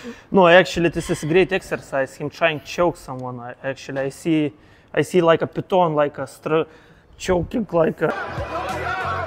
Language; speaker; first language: English; non-native, learner; Lithuanian